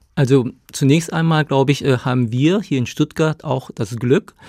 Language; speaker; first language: German; early bilingual, other home language; Korean